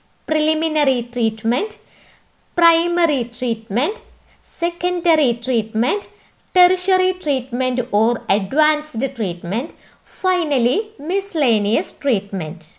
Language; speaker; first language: English; non-native, local second language; Malayalam